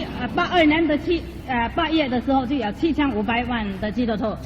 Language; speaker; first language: Chinese; native; Chinese